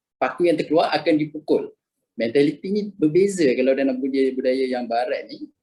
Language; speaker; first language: Malay; native; Malay